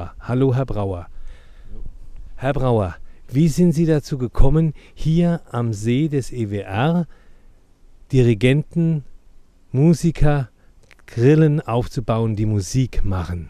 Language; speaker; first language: German; native; German